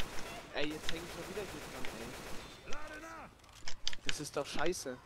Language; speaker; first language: German; native; German